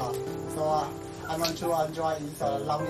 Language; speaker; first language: English; non-native, learner; Hmong